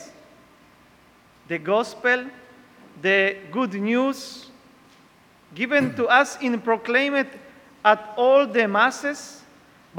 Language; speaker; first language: English; non-native, learner; Polish